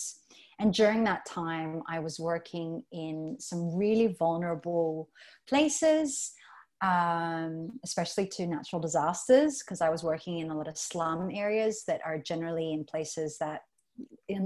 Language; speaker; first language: English; native; English